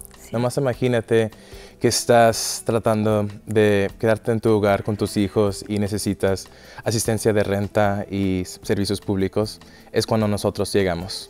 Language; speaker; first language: Spanish; early bilingual, heritage; Spanish